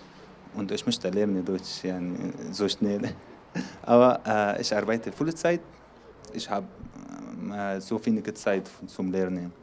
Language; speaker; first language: German; non-native, learner; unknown